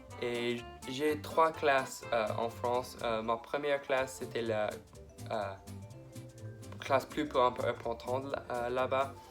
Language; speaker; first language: French; non-native, learner; English